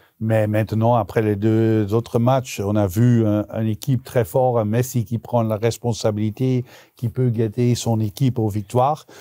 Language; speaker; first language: French; non-native, local second language; Dutch